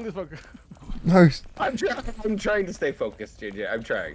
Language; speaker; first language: English; native; English